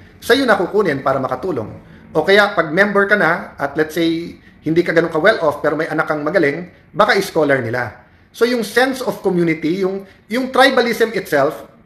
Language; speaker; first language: Filipino; native; Filipino